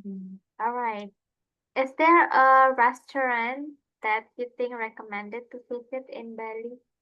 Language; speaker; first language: English; non-native, fluent; Indonesian